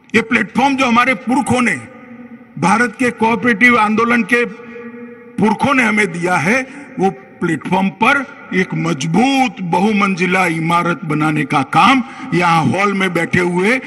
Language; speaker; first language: Hindi; non-native, local second language; Gujarati